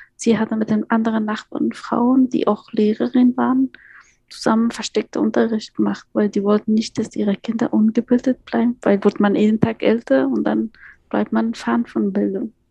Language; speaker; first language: German; non-native, fluent; Persian